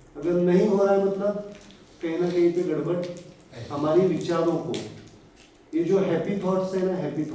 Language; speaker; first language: Hindi; non-native, local second language; Marathi